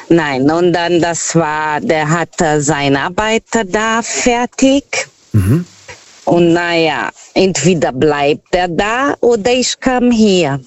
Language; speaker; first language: German; non-native, fluent; Portuguese